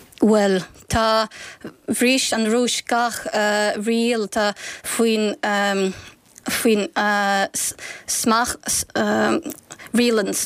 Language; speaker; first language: Irish; non-native, fluent; Ukrainian